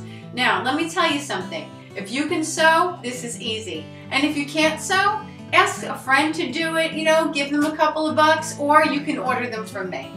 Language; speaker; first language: English; native; English